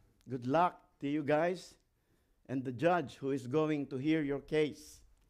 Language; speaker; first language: English; non-native, local second language; Filipino